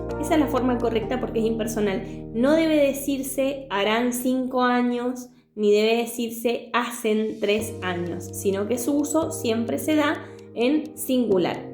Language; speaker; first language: Spanish; native; Spanish